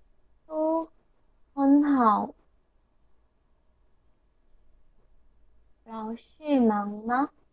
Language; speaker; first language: Chinese; non-native, learner; Korean